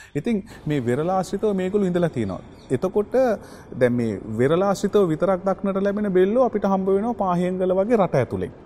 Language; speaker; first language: Sinhala; native; Sinhala